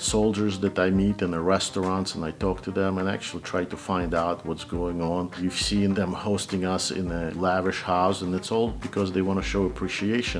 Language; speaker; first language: English; non-native, fluent; Russian